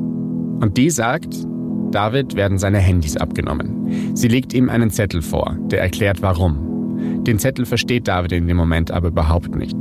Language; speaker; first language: German; native; German